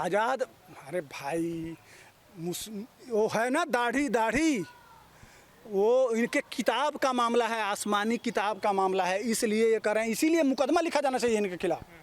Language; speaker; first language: Hindi; native; Hindi